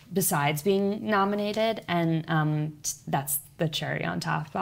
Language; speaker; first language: English; native; English